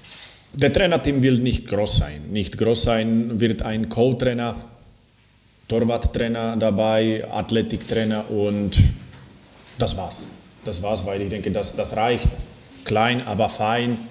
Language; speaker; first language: German; non-native, fluent; Slovak